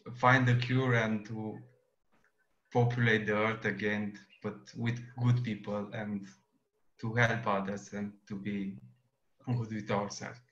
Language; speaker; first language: English; non-native, learner; Romanian